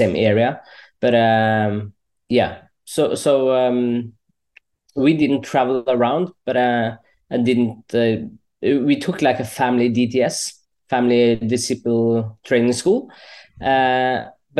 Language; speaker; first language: English; non-native, fluent; Norwegian